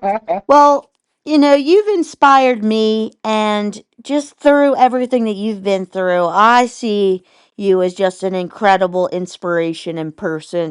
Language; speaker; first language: English; native; English